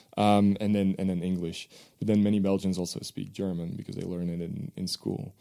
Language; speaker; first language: English; non-native, fluent; Dutch